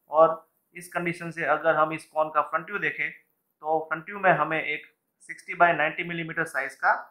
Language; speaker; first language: Hindi; non-native, local second language; Gujarati